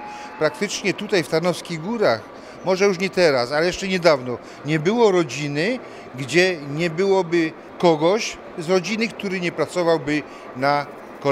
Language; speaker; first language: Polish; native; Polish